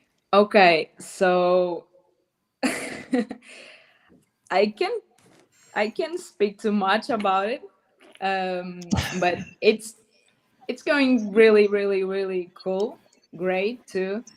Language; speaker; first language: English; non-native, learner; Portuguese